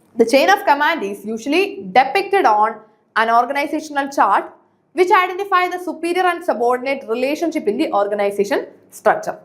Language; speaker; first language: English; non-native, local second language; Malayalam